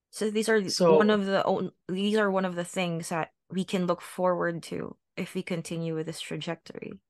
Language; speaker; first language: English; non-native, local second language; Filipino